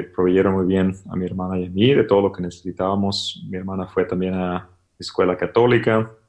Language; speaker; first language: Spanish; native; Spanish